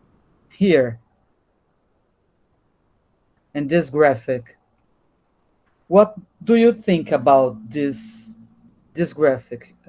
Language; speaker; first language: English; non-native, learner; Portuguese